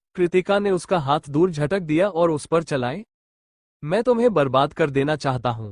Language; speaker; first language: Hindi; native; Hindi